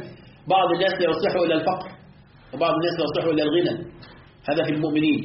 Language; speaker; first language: Arabic; native; Arabic